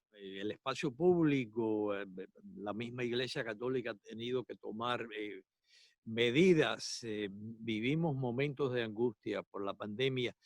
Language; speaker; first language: Spanish; native; Spanish